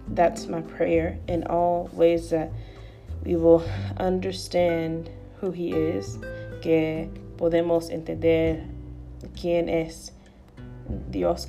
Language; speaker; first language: Spanish; non-native, learner; English